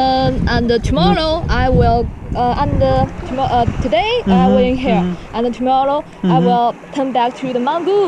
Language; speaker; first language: English; non-native, learner; Chinese